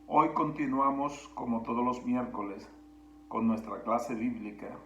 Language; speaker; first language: Spanish; native; Spanish